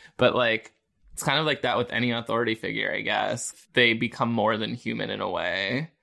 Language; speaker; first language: English; native; English